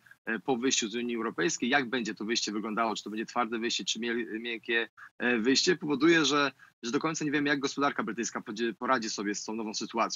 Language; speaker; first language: Polish; native; Polish